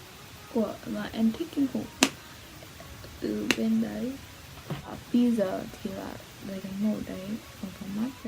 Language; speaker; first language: Vietnamese; early bilingual, heritage; Vietnamese